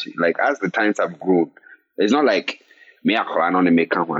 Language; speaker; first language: English; non-native, local second language; Akan